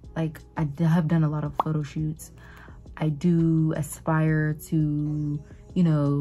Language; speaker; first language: English; native; English